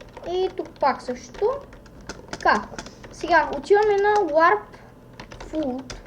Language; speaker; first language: Bulgarian; native; Bulgarian